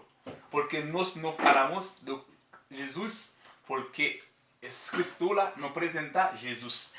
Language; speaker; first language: Portuguese; non-native, learner; Haitian Creole